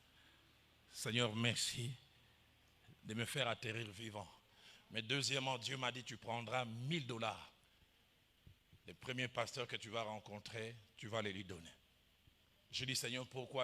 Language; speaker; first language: French; non-native, local second language; Lingala